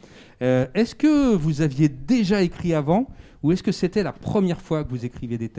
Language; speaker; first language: French; native; French